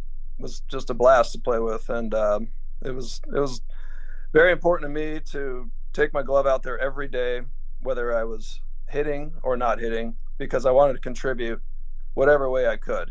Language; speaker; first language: English; native; English